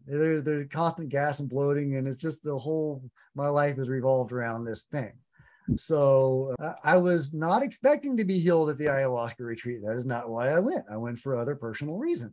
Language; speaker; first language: English; native; English